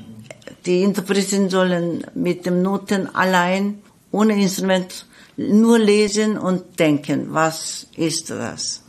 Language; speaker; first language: German; non-native, fluent; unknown